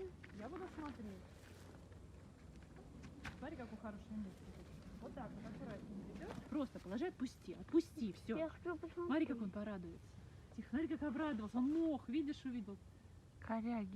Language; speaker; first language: Russian; native; Russian